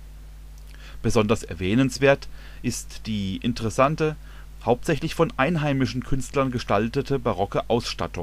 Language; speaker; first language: German; native; German